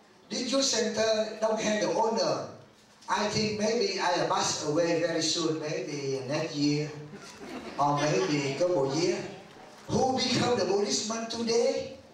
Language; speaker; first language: English; non-native, learner; Vietnamese